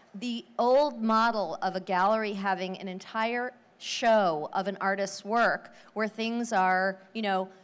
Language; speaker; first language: English; native; English